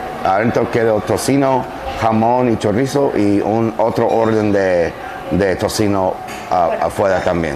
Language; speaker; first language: Spanish; non-native, learner; English